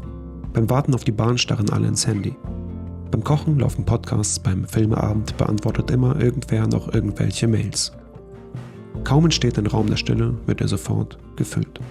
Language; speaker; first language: German; native; German